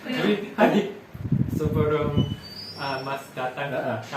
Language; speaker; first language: Indonesian; non-native, fluent; Japanese